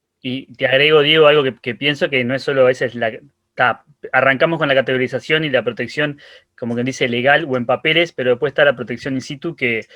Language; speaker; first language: Spanish; native; Spanish